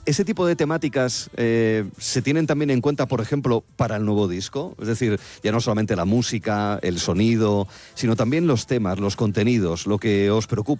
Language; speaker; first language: Spanish; native; Spanish